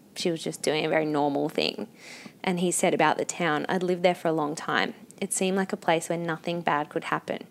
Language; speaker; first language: English; native; English